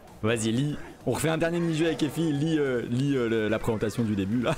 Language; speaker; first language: French; native; French